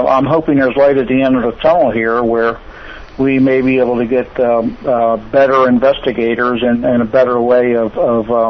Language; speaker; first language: English; native; English